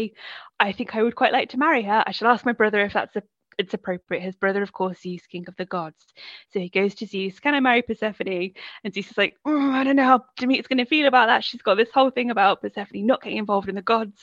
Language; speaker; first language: English; native; English